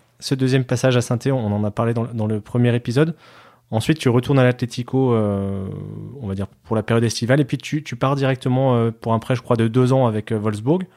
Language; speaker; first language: French; native; French